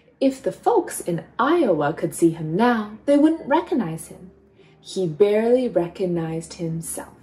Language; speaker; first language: English; native; English